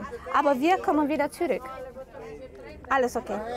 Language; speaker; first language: German; non-native, fluent; Romanian